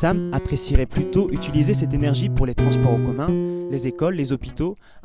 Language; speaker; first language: French; native; French